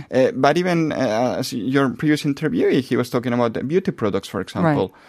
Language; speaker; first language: English; non-native, fluent; Spanish